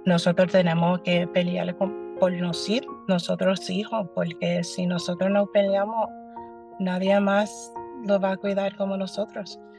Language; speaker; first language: Spanish; early bilingual, heritage; Spanish